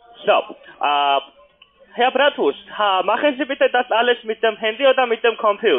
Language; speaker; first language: German; non-native, learner; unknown